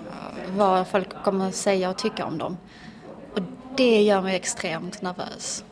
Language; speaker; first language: Swedish; early bilingual, other home language; Persian